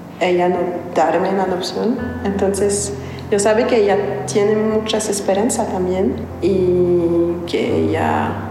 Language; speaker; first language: Spanish; non-native, learner; French